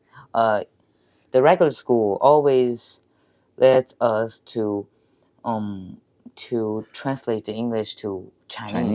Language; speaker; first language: English; non-native, learner; Chinese